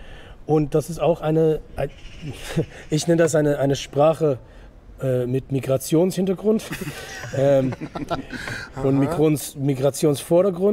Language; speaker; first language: German; non-native, fluent; English